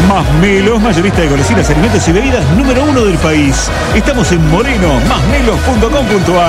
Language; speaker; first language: Spanish; native; Spanish